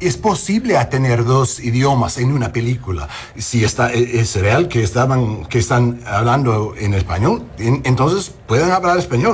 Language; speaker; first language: Spanish; non-native, learner; English